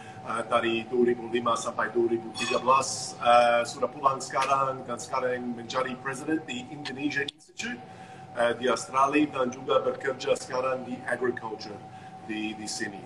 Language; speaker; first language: Indonesian; non-native, fluent; English